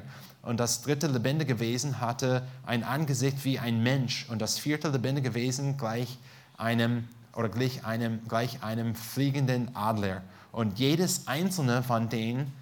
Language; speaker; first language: German; non-native, fluent; English